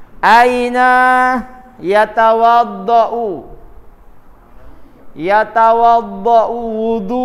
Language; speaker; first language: Arabic; non-native, fluent; Indonesian